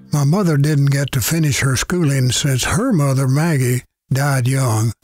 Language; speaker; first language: English; native; English